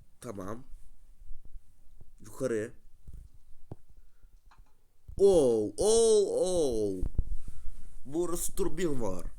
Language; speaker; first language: Turkish; non-native, learner; Russian